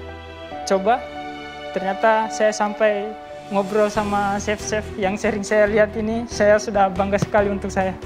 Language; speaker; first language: Indonesian; non-native, local second language; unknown